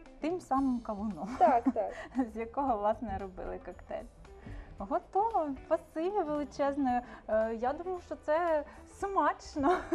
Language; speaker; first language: Ukrainian; native; Ukrainian